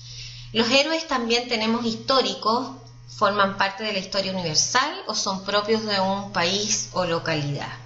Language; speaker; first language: Spanish; native; Spanish